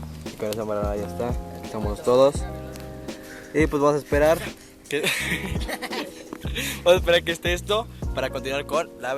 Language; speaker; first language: Spanish; native; Spanish